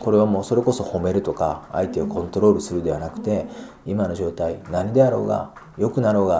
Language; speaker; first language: Japanese; native; Japanese